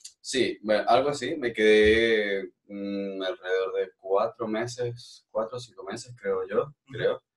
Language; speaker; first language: Spanish; native; Spanish